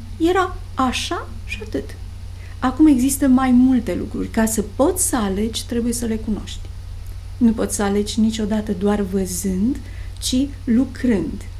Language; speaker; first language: Romanian; native; Romanian